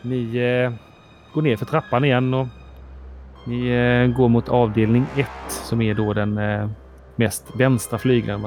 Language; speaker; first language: Swedish; native; Swedish